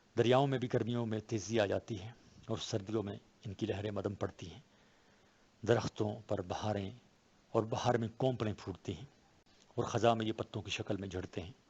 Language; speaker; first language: Urdu; non-native, local second language; Pashto